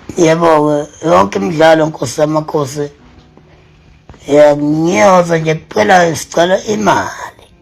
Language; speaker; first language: Zulu; native; Zulu